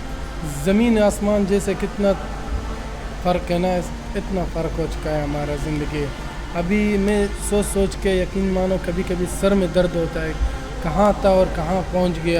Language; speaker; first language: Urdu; non-native, local second language; Pashto